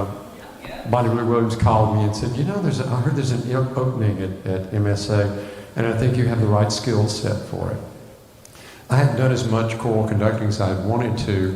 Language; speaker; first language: English; native; English